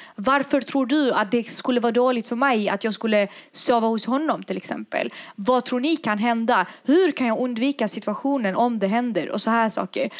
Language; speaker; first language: Swedish; early bilingual, other home language; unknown